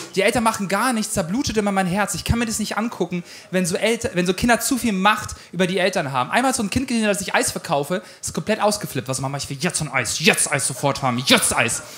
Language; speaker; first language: German; early bilingual, other home language; Ukrainian